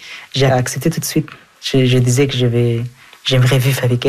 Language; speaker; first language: French; non-native, fluent; Persian